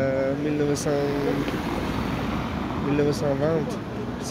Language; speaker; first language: French; non-native, learner; Italian